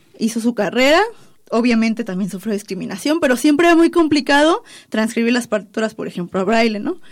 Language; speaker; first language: Spanish; native; Spanish